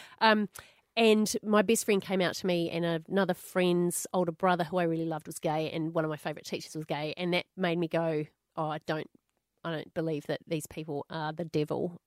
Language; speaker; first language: English; native; English